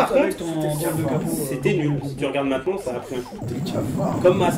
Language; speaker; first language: French; native; French